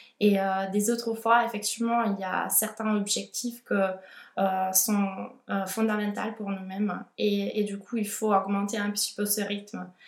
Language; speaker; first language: French; non-native, fluent; Italian